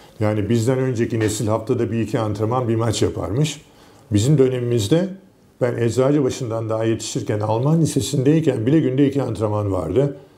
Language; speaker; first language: Turkish; native; Turkish